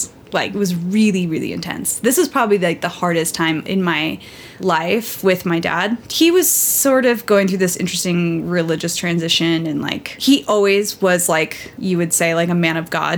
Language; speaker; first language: English; native; English